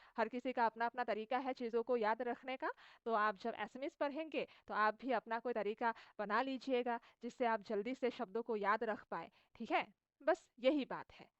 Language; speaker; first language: Hindi; non-native, local second language; Assamese